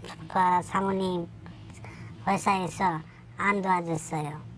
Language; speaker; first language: Korean; non-native, learner; Bangla